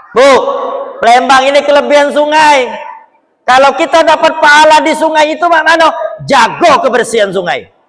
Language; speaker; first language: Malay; native; Malay